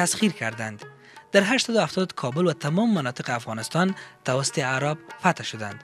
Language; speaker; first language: Persian; native; Persian